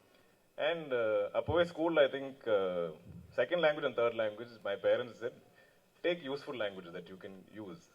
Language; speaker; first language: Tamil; non-native, local second language; Malayalam